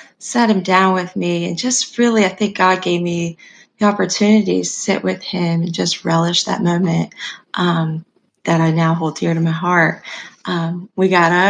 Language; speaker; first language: English; native; English